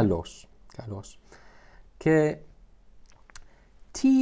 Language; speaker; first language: Greek; non-native, learner; English